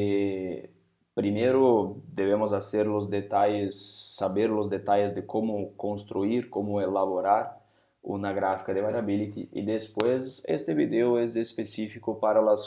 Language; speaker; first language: Spanish; non-native, fluent; Portuguese